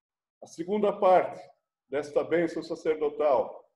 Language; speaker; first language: Portuguese; native; Portuguese